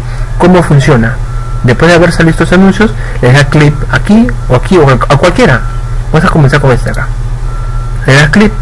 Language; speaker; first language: Spanish; native; Spanish